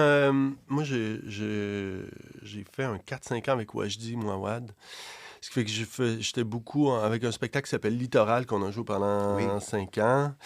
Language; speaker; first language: French; native; French